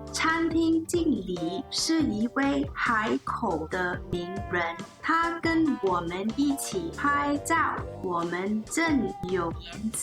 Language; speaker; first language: Chinese; non-native, learner; English